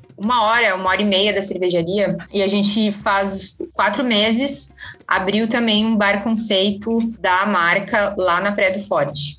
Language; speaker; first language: Portuguese; native; Portuguese